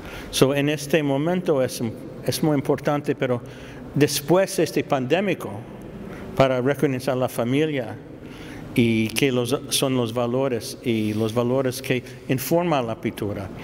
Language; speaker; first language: Spanish; non-native, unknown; English